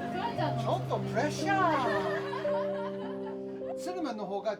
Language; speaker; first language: Japanese; non-native, learner; English